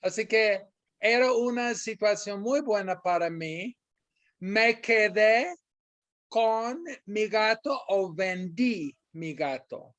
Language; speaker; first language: Spanish; non-native, fluent; English